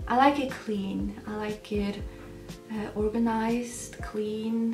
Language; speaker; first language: English; non-native, fluent; German